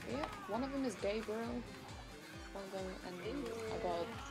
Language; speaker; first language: English; native; English